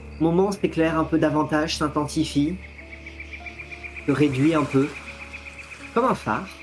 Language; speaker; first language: French; native; French